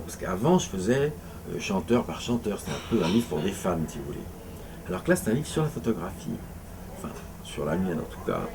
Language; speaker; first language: French; native; French